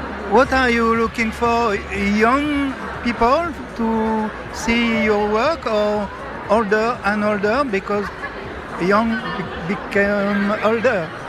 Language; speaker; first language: English; non-native, learner; French